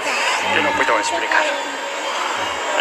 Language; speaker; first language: Spanish; non-native, learner; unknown